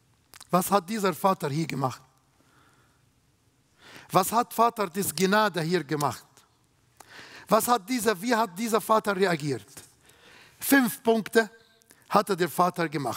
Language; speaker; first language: German; non-native, fluent; Arabic